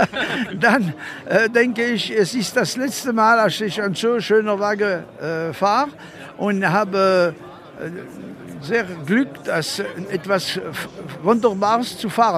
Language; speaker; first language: German; non-native, fluent; French